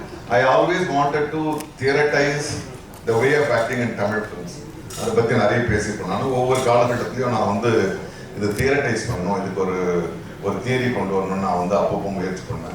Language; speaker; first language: Tamil; native; Tamil